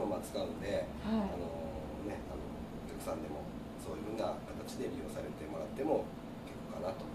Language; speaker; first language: Japanese; native; Japanese